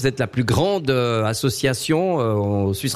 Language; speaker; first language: French; native; French